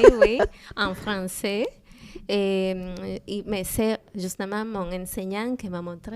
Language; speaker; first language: French; non-native, learner; Spanish